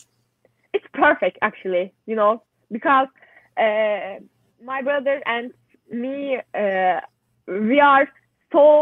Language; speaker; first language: English; non-native, learner; Turkish